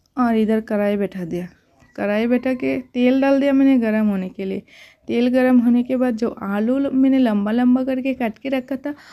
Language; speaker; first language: Hindi; non-native, local second language; Bangla